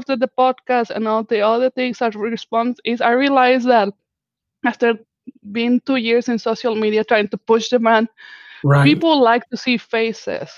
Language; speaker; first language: English; non-native, fluent; Spanish